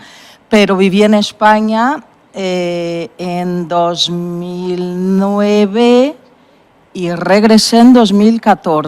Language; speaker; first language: Spanish; non-native, fluent; Portuguese